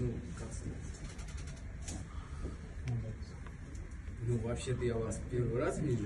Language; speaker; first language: Russian; non-native, local second language; Uzbek